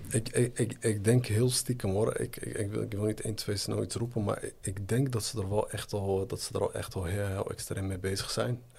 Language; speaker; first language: Dutch; early bilingual, other home language; Arabic